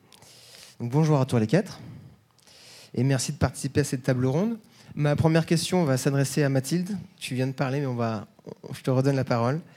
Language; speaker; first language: French; native; French